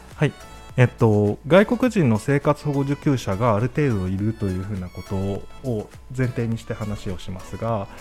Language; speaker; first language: Japanese; native; Japanese